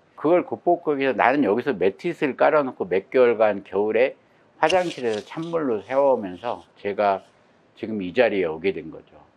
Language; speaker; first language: Korean; native; Korean